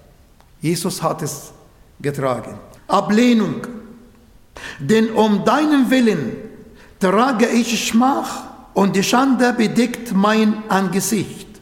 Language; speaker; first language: German; non-native, fluent; Arabic